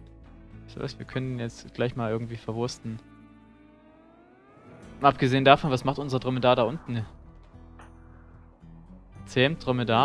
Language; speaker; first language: German; native; German